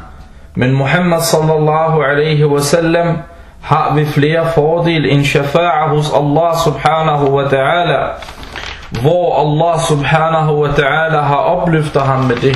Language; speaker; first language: Danish; non-native, fluent; Arabic